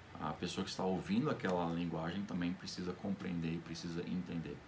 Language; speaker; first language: Portuguese; non-native, fluent; English